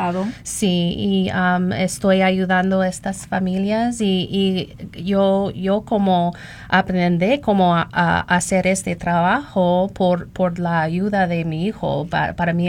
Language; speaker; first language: Spanish; non-native, learner; English